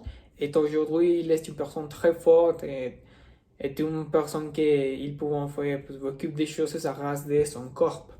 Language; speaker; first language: French; non-native, learner; Spanish